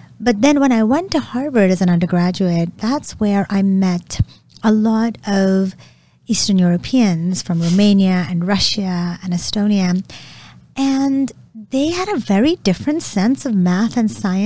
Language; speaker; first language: English; non-native, local second language; Urdu